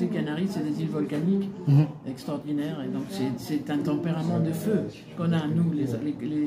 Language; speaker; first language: French; early bilingual, other home language; Spanish